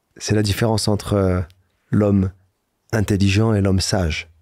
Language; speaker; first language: French; native; French